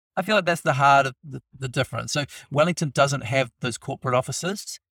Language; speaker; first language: English; native; English